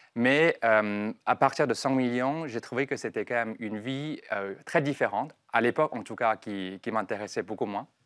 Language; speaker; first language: French; non-native, fluent; Chinese